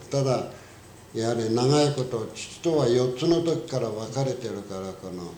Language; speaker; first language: Japanese; native; Japanese